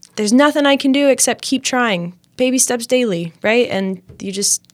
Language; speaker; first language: English; native; English